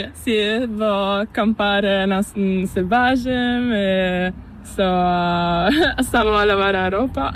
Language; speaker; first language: Portuguese; non-native, learner; Italian